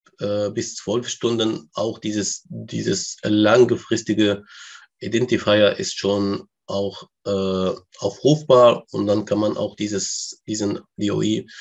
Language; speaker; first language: German; non-native, learner; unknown